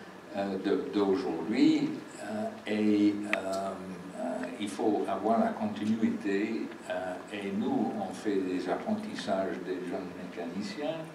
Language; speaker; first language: French; non-native, fluent; English